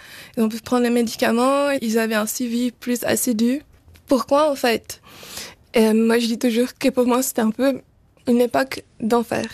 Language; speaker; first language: French; early bilingual, other home language; Portuguese